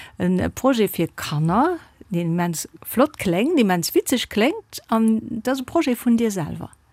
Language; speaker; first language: Luxembourgish; native; Luxembourgish